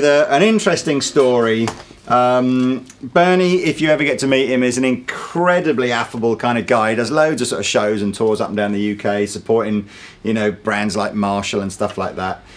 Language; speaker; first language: English; native; English